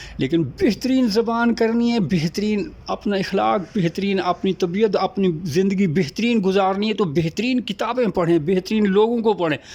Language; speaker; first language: Urdu; non-native, local second language; Saraiki